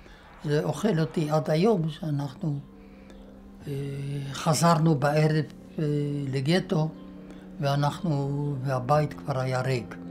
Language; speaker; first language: Hebrew; non-native, fluent; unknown